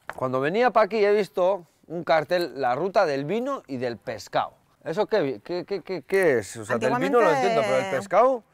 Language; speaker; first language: Spanish; native; Spanish